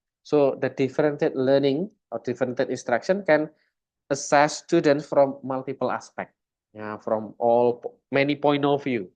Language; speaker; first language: English; non-native, fluent; Indonesian